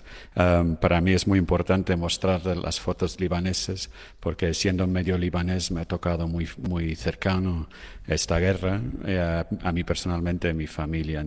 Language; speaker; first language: Spanish; non-native, fluent; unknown